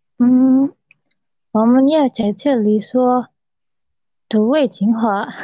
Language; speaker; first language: Chinese; non-native, learner; Indonesian